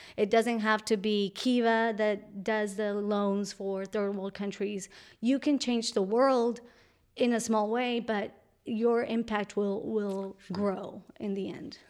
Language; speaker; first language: English; non-native, fluent; Spanish